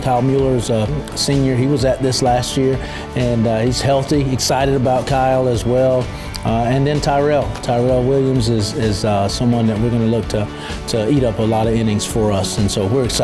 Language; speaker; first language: English; native; English